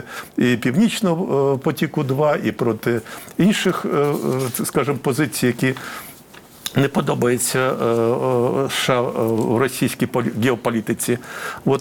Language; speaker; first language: Ukrainian; native; Ukrainian